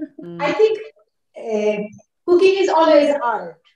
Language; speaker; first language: English; non-native, learner; Bangla